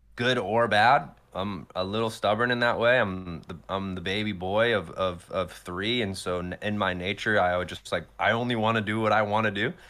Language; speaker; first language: English; native; English